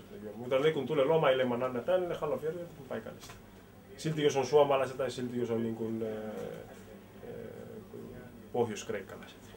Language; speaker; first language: Finnish; early bilingual, heritage; Finnish